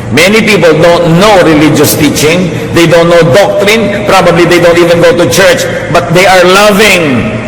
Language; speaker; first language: English; non-native, local second language; Filipino